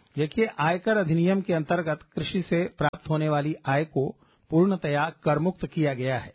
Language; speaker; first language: Hindi; native; Hindi